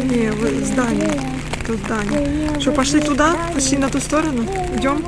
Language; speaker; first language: Russian; native; Russian